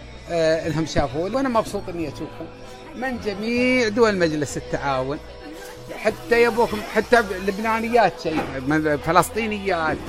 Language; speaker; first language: Arabic; native; Arabic